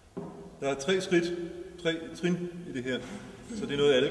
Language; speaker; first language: German; non-native, learner; Danish